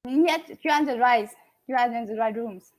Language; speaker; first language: English; non-native, fluent; Vietnamese